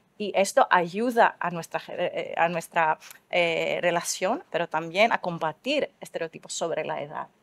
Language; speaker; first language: Spanish; non-native, fluent; Greek